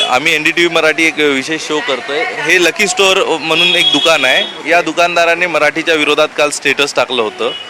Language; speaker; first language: Marathi; native; Marathi